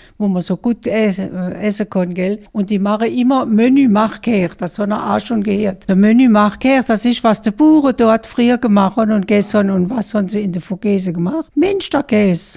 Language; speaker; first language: German; non-native, local second language; French